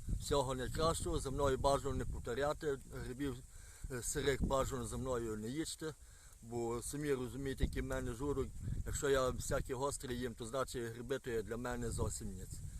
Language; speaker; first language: Ukrainian; native; Ukrainian